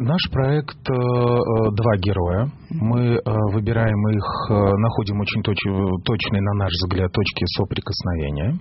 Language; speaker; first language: Russian; native; Russian